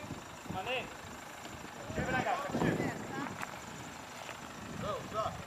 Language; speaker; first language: Hebrew; native; Hebrew